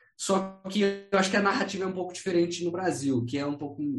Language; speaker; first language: Portuguese; non-native, fluent; English